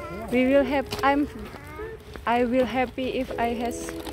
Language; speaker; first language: English; non-native, learner; Indonesian